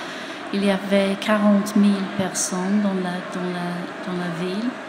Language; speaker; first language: French; non-native, fluent; English